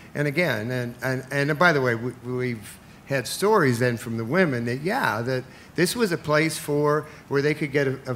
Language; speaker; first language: English; native; English